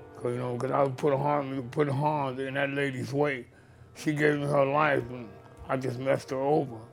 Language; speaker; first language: English; native; English